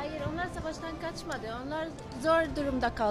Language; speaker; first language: Turkish; non-native, learner; Arabic